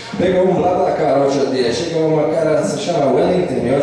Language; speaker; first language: Portuguese; non-native, learner; English